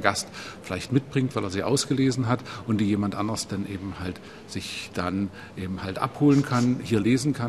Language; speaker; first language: German; native; German